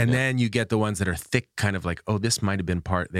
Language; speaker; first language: English; native; English